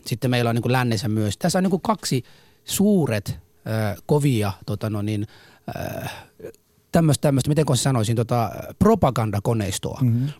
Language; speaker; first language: Finnish; non-native, fluent; Somali